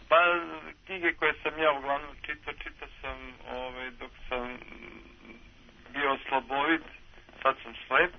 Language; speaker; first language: Serbian; native; Serbian